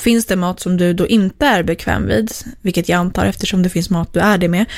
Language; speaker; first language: Swedish; native; Swedish